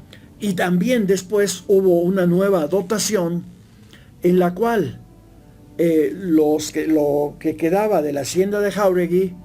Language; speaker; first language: Spanish; native; Spanish